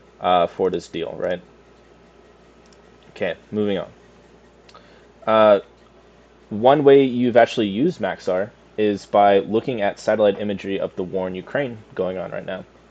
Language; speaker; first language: English; native; English